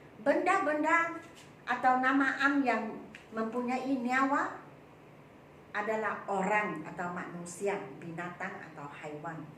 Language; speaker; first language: Malay; non-native, local second language; Chinese